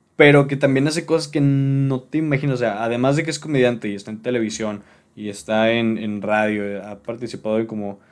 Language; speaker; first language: Spanish; native; Spanish